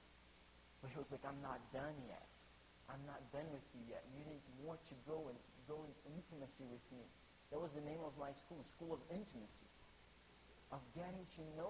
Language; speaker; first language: English; non-native, fluent; Portuguese